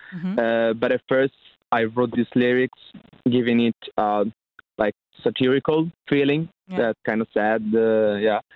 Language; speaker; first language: English; non-native, fluent; Italian